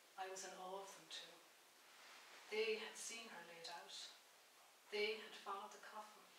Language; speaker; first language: English; native; English